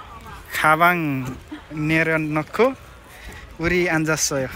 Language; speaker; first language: Korean; non-native, learner; Nepali